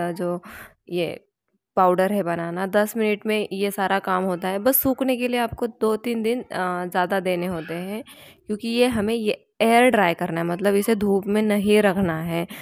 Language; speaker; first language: Hindi; non-native, local second language; Marathi